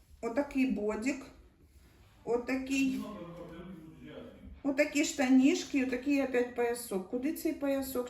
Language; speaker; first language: Ukrainian; native; Ukrainian